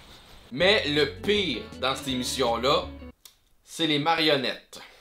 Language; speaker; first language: French; native; French